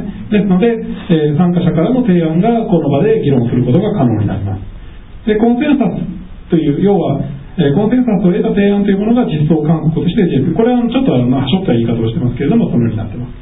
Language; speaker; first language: Japanese; native; Japanese